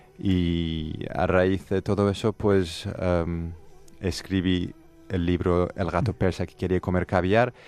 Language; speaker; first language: Spanish; non-native, fluent; Persian